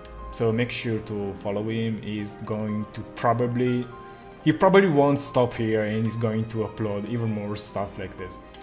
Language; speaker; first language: English; non-native, fluent; Italian